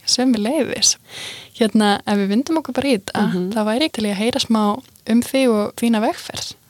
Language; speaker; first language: Icelandic; native; Icelandic